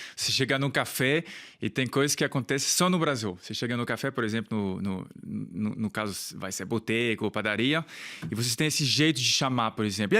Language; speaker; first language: Portuguese; non-native, fluent; French